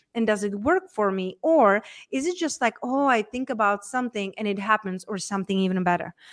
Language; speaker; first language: English; non-native, fluent; Czech